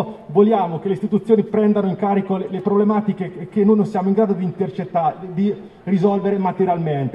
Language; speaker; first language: Italian; native; Italian